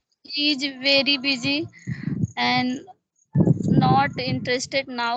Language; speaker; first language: English; non-native, learner; Hindi